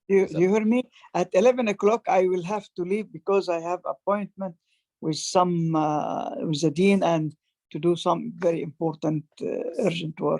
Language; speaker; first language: English; non-native, fluent; Arabic